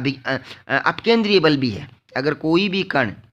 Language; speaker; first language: Hindi; native; Hindi